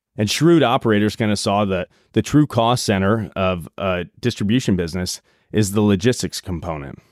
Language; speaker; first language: English; native; English